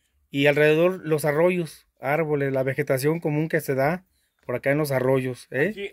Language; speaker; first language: Spanish; native; Spanish